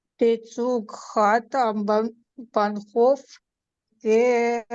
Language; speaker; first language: German; non-native, learner; Ukrainian